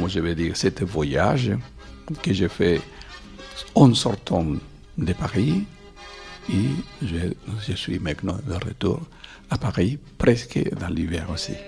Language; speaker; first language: French; non-native, fluent; Spanish